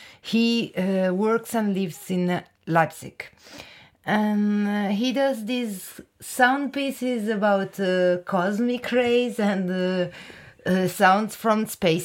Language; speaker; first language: English; non-native, fluent; Italian